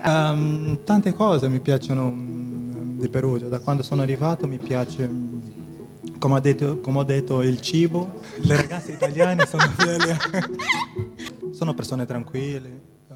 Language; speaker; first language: Italian; non-native, fluent; Portuguese